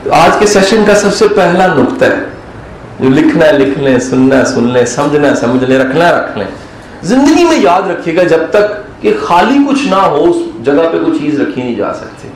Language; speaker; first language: Urdu; non-native, local second language; Punjabi